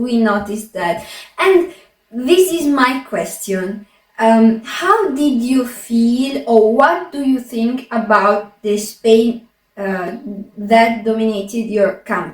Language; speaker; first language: English; non-native, fluent; Arabic